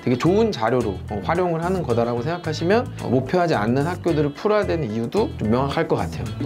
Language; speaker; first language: Korean; native; Korean